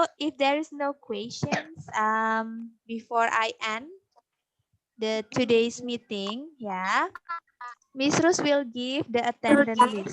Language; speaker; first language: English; non-native, fluent; Indonesian